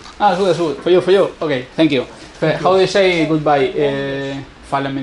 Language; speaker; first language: English; non-native, learner; Spanish